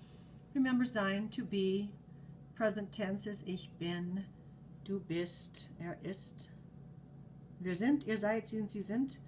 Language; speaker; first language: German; non-native, fluent; English